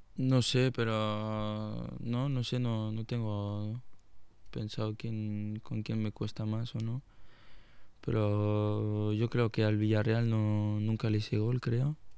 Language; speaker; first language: Spanish; non-native, fluent; French